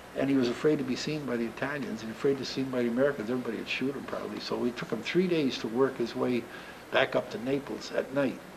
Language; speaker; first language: English; native; English